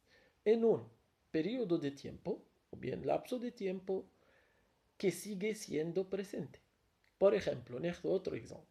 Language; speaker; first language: Spanish; non-native, fluent; Arabic